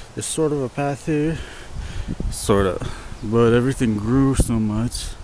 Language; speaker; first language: English; native; English